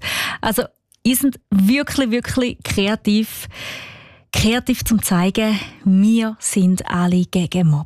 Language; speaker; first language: German; native; German